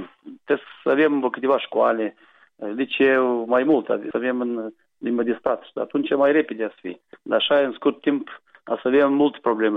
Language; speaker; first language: Romanian; non-native, local second language; Gagauz